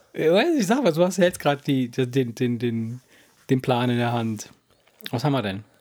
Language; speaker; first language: German; early bilingual, other home language; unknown